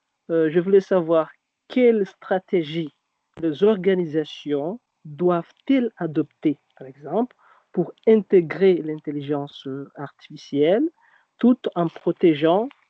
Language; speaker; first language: French; non-native, local second language; Arabic